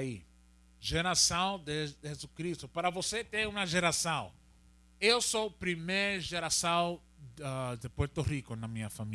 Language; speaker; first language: Portuguese; non-native, learner; Spanish